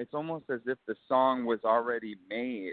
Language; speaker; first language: English; native; English